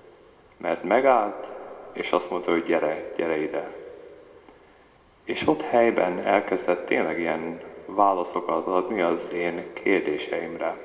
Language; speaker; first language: Hungarian; early bilingual, heritage; Hungarian